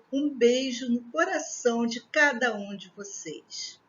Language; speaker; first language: Portuguese; native; Portuguese